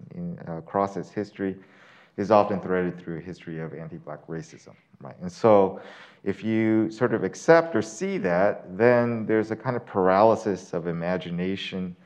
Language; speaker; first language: English; native; English